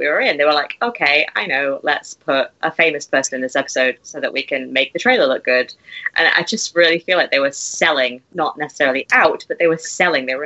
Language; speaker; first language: English; native; English